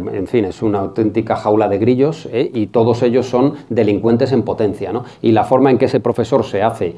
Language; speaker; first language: Spanish; native; Spanish